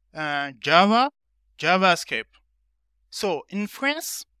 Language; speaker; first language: English; non-native, learner; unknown